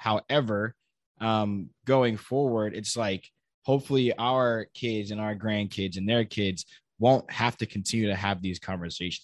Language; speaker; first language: English; native; English